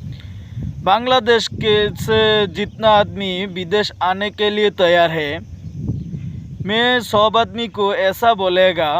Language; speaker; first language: Hindi; non-native, learner; Bangla